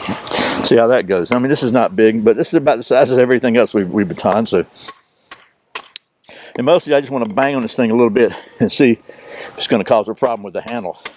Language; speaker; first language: English; native; English